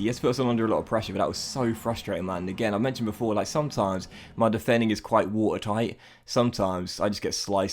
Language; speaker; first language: English; native; English